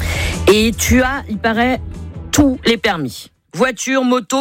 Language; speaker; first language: French; native; French